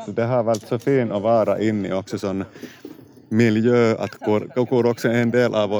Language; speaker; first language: Swedish; non-native, local second language; Finnish